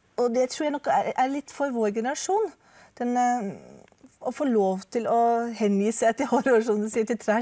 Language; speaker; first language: Norwegian; native; Norwegian